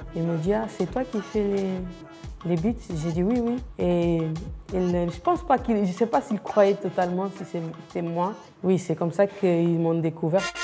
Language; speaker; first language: French; non-native, fluent; Portuguese